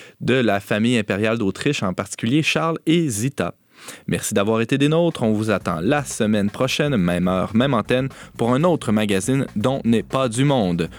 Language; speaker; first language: French; native; French